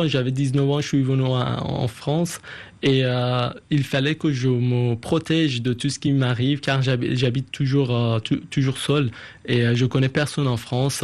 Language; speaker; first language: French; non-native, fluent; Persian